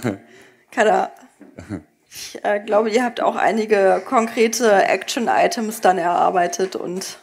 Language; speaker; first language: German; native; German